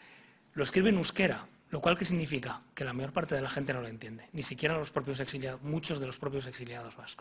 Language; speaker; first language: Spanish; native; Spanish